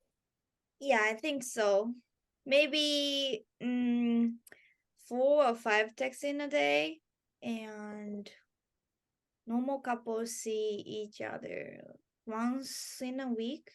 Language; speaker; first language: English; non-native, learner; Japanese